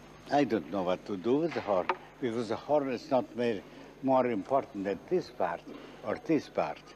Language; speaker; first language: English; non-native, fluent; Russian